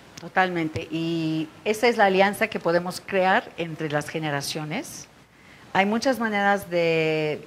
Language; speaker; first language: Spanish; non-native, fluent; Turkish